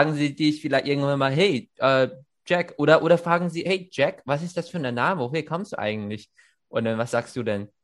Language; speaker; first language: German; non-native, fluent; Chinese